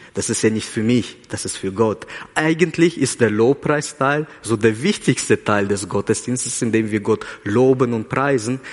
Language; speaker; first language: German; early bilingual, other home language; Russian